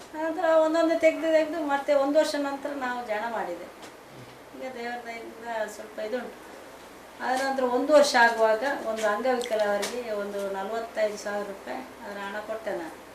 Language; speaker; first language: Kannada; non-native, local second language; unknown